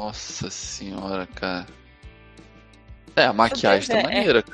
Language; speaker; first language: Portuguese; native; Portuguese